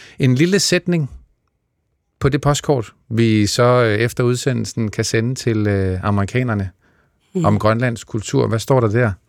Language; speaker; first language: Danish; native; Danish